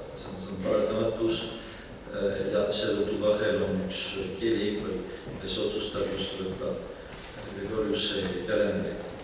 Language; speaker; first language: Estonian; non-native, fluent; French